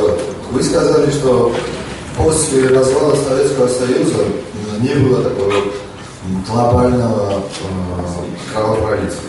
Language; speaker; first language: Russian; non-native, fluent; Georgian